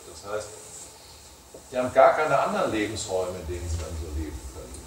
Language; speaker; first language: German; native; German